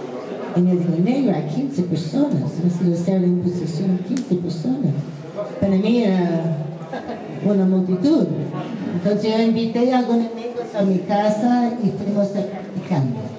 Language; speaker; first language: Spanish; non-native, fluent; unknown